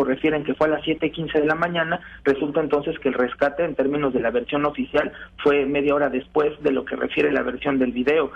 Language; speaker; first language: Spanish; native; Spanish